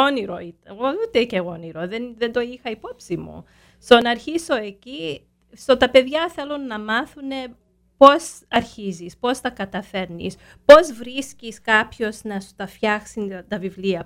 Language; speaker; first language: Greek; early bilingual, heritage; Greek